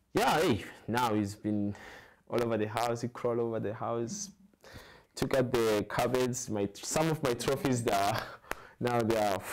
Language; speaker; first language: English; non-native, local second language; Zulu